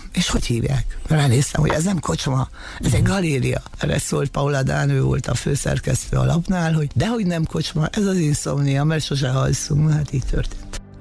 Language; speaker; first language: Hungarian; native; Hungarian